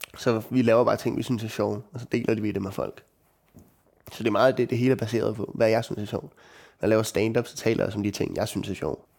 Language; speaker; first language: Danish; native; Danish